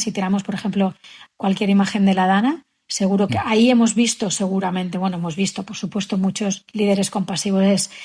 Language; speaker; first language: Spanish; native; Spanish